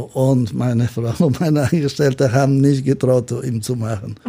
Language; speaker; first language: German; non-native, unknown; Polish